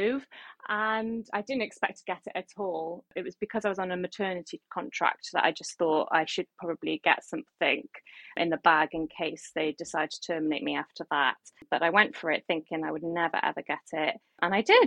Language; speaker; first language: English; native; English